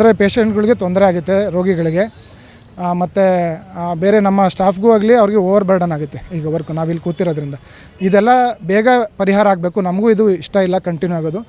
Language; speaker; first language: Kannada; native; Kannada